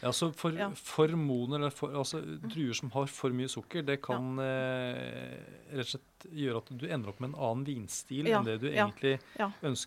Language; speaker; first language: Norwegian; native; Norwegian